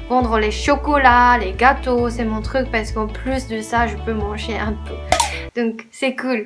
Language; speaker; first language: French; non-native, fluent; Japanese